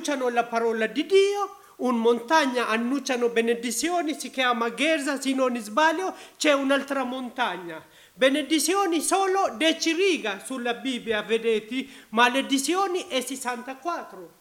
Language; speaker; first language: Italian; non-native, learner; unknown